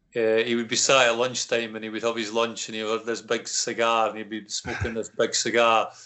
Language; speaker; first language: English; native; English